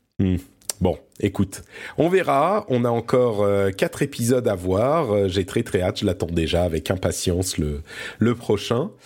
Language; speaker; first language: French; early bilingual, other home language; Arabic